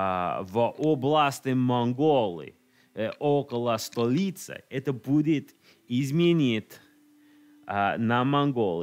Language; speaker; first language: Russian; non-native, learner; English